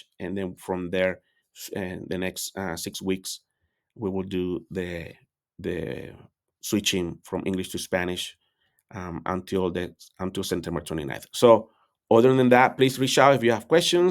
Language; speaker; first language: English; non-native, fluent; Spanish